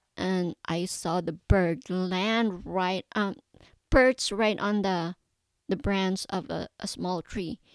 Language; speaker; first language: English; non-native, local second language; Cebuano